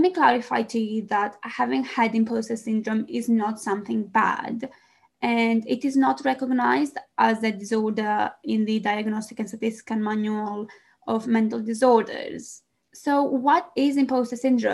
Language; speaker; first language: English; non-native, fluent; Greek